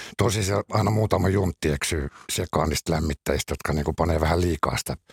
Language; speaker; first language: Finnish; native; Finnish